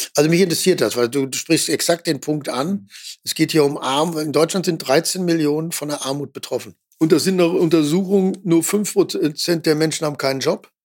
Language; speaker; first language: German; native; German